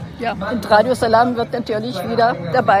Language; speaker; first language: German; native; German